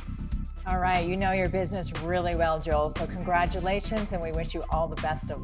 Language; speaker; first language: English; native; English